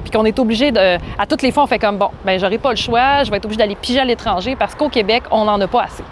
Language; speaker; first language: French; native; French